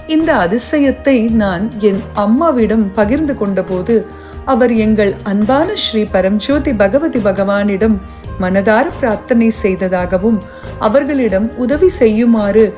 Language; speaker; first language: Tamil; early bilingual, heritage; Tamil